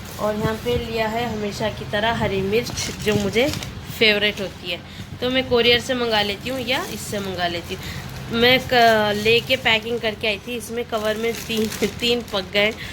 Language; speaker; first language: Hindi; non-native, local second language; Urdu